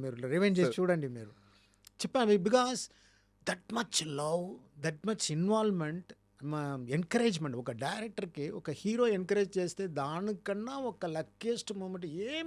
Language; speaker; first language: Telugu; non-native, fluent; Tamil